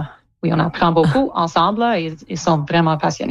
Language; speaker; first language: French; non-native, local second language; English